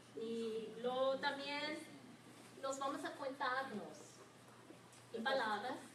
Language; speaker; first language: Spanish; non-native, learner; English